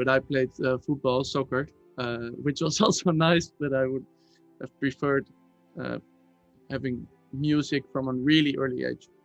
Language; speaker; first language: English; non-native, fluent; Dutch